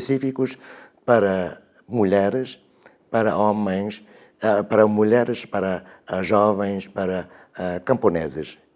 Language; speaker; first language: Portuguese; non-native, fluent; Vietnamese